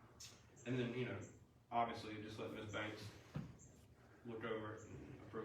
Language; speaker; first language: English; native; English